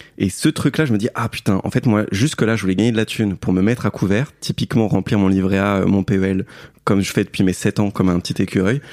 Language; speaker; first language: French; native; French